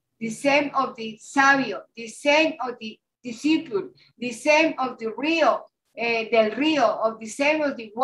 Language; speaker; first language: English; non-native, learner; Spanish